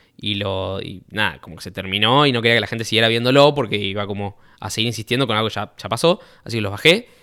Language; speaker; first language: Spanish; native; Spanish